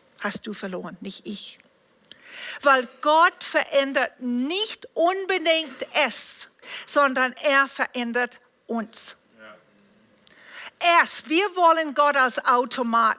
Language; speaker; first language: German; non-native, fluent; English